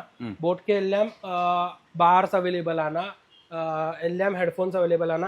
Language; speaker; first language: Malayalam; non-native, fluent; Hindi